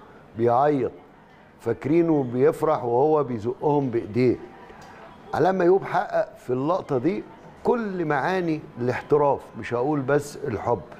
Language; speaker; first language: Arabic; native; Arabic